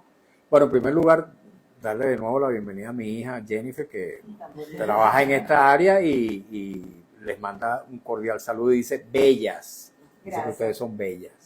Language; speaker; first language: Spanish; native; Spanish